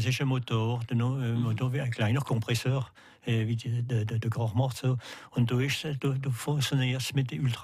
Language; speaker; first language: German; non-native, learner; French